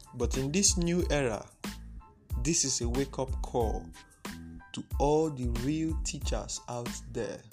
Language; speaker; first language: English; non-native, local second language; Igbo